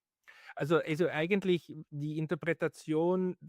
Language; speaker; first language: German; native; German